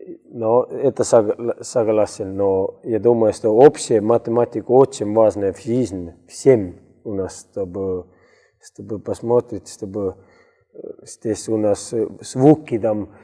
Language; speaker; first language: Russian; non-native, learner; Estonian